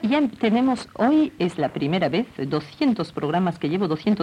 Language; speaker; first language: Spanish; non-native, local second language; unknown